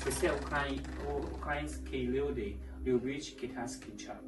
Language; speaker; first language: Ukrainian; non-native, learner; Chinese